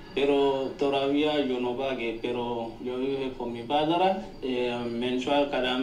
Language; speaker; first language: Spanish; non-native, learner; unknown